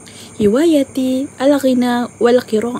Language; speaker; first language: Arabic; non-native, learner; Malay